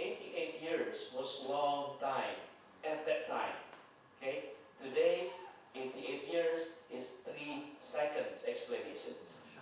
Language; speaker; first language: English; non-native, fluent; Indonesian